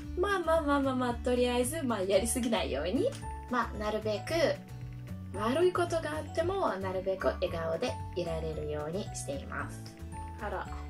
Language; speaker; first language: Japanese; non-native, fluent; Russian